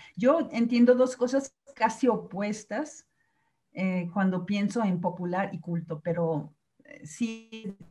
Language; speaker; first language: Spanish; native; Spanish